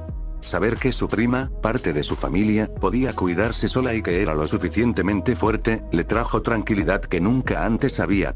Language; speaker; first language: Spanish; native; Spanish